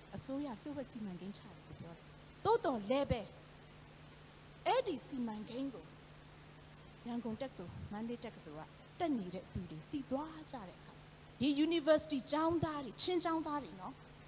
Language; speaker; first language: Burmese; non-native, local second language; Hakha Chin